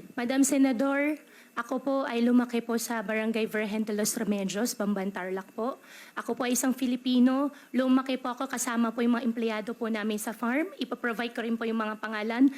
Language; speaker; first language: Filipino; native; Filipino